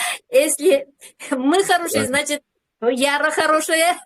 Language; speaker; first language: Russian; native; Russian